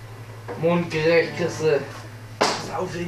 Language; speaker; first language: German; native; German